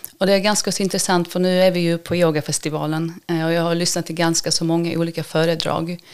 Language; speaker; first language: Swedish; early bilingual, other home language; Polish